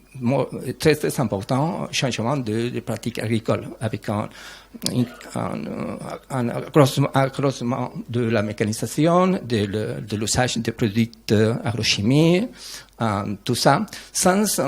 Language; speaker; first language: French; non-native, learner; Spanish